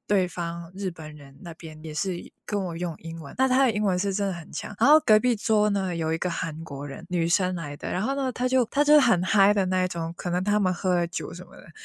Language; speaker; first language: Chinese; non-native, local second language; Cantonese